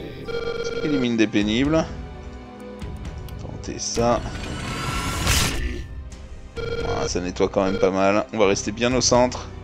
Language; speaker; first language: French; native; French